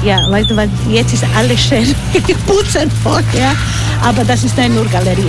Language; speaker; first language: German; non-native, learner; Croatian